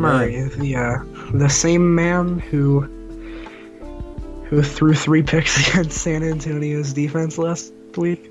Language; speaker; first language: English; native; English